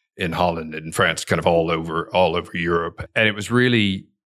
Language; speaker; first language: English; native; English